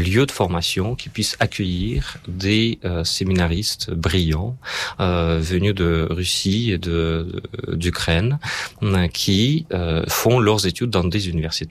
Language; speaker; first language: French; non-native, fluent; Russian